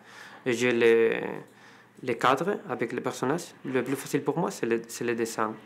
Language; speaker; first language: French; non-native, fluent; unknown